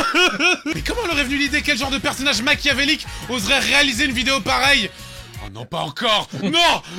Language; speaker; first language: French; native; French